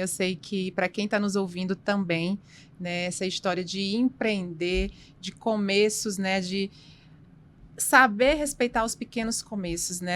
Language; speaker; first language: Portuguese; native; Portuguese